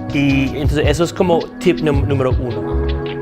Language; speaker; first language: Spanish; non-native, fluent; English